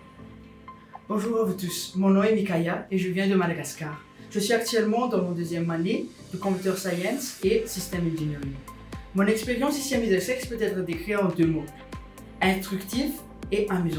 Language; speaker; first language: French; non-native, local second language; Malagasy